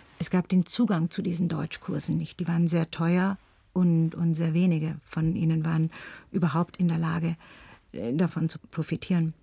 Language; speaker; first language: German; early bilingual, other home language; Turkish